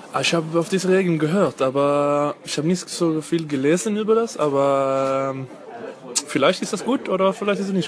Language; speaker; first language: German; non-native, fluent; Swedish